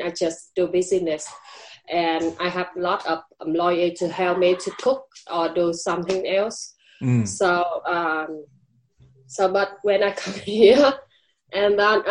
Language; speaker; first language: English; non-native, learner; Vietnamese